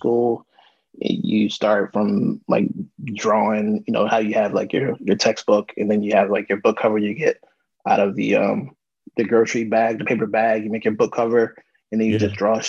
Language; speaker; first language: English; native; English